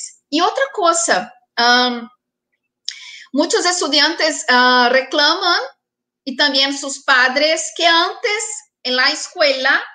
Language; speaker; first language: Spanish; non-native, fluent; Portuguese